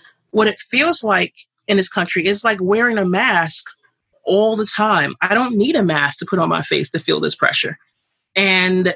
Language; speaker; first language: English; native; English